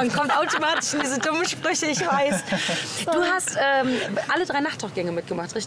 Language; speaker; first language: German; native; German